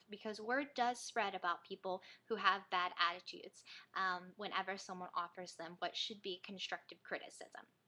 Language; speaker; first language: English; native; English